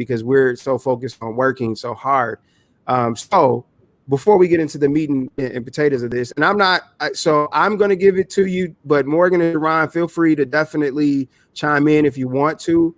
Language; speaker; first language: English; native; English